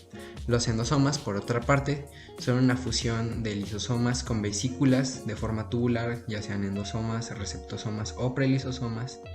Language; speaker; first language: Spanish; native; Spanish